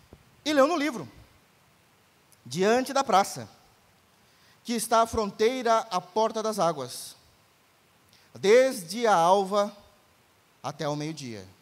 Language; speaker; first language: Portuguese; native; Portuguese